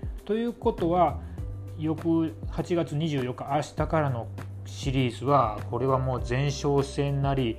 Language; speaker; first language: Japanese; native; Japanese